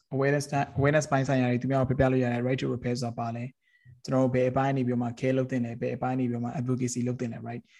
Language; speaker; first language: Burmese; native; Burmese